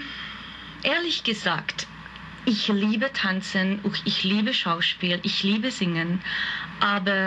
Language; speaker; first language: German; non-native, fluent; Hungarian